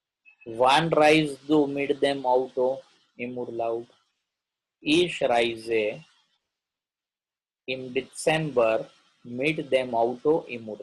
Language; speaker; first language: German; non-native, learner; Gujarati